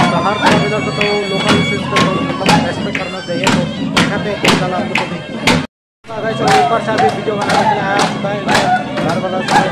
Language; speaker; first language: Hindi; non-native, local second language; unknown